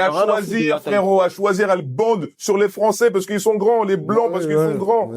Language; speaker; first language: French; native; French